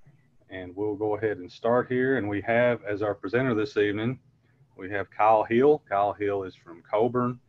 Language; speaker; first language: English; native; English